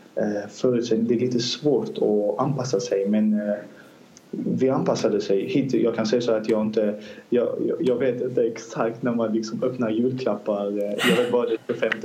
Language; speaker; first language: Swedish; early bilingual, other home language; Azerbaijani